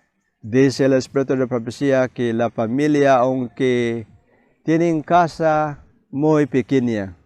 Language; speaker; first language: Spanish; non-native, fluent; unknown